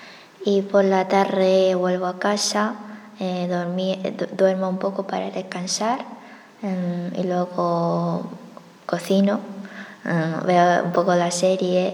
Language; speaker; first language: Spanish; non-native, fluent; Chinese